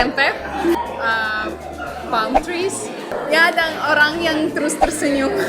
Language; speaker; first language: Indonesian; non-native, fluent; Russian